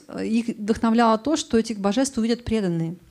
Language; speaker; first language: Russian; native; Russian